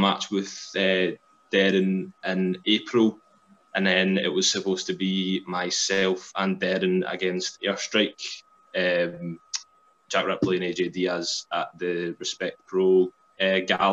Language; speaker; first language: English; native; English